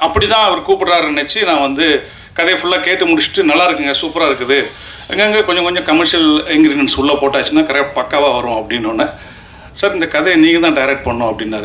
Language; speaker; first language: Tamil; native; Tamil